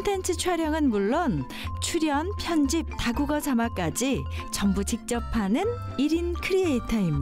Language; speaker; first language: Korean; native; Korean